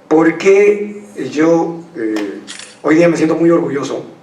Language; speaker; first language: Spanish; native; Spanish